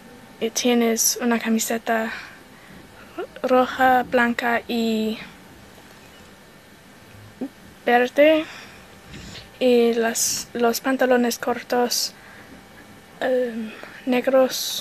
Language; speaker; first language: Spanish; non-native, learner; English